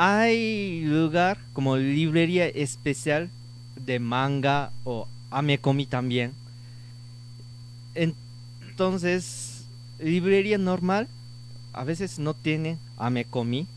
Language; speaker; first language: Spanish; non-native, learner; Japanese